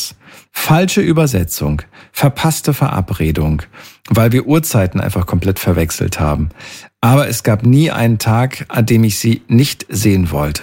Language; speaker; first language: German; native; German